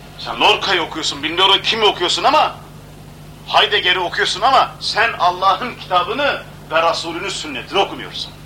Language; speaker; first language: Turkish; non-native, local second language; Kurdish